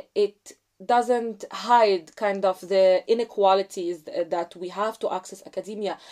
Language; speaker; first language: English; non-native, fluent; Arabic